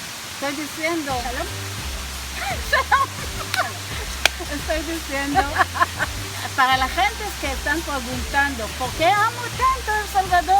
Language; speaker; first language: Spanish; non-native, fluent; Hebrew